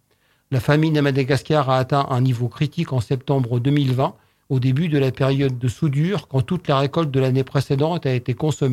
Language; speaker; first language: French; native; French